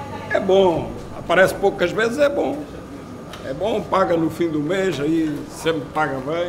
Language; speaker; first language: Portuguese; native; Portuguese